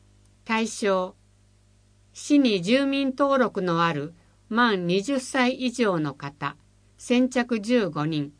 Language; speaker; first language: Japanese; native; Japanese